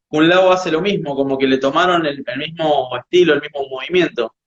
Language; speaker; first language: Spanish; native; Spanish